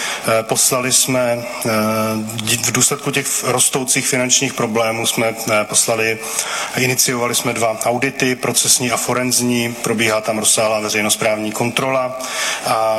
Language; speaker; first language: Czech; native; Czech